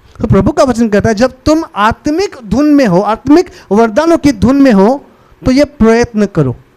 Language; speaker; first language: Hindi; non-native, local second language; Marathi